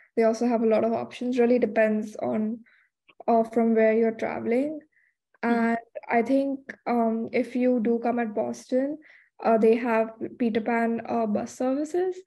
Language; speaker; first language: English; non-native, local second language; Hindi